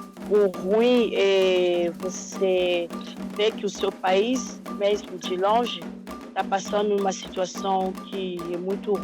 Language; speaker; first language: Portuguese; non-native, fluent; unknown